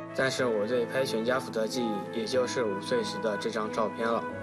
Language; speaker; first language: Chinese; native; Chinese